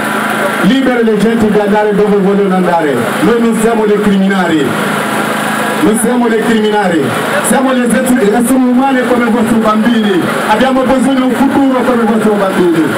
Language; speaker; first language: Italian; non-native, learner; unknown